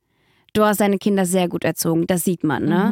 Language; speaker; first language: German; early bilingual, other home language; Russian